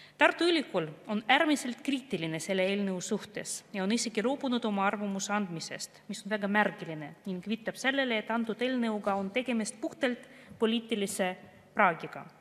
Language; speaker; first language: Estonian; non-native, local second language; Russian